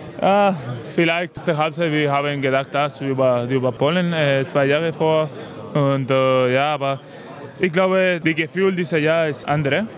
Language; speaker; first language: German; non-native, learner; Spanish